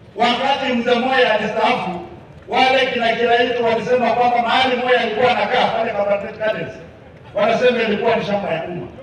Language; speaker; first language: Swahili; non-native, local second language; Luyia